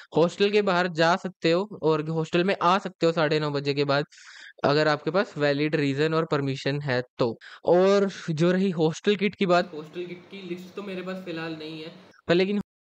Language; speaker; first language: Hindi; native; Hindi